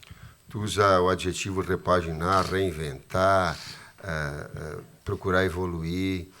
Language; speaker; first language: Portuguese; native; Portuguese